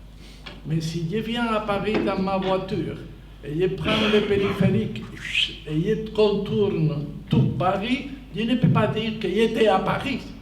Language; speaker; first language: French; non-native, fluent; Spanish